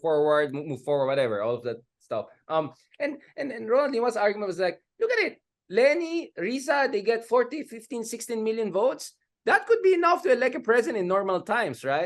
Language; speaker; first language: English; non-native, local second language; Filipino